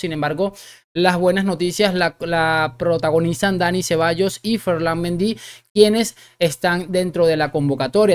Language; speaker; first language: Spanish; native; Spanish